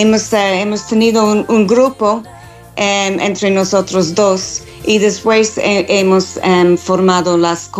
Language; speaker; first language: Spanish; non-native, fluent; English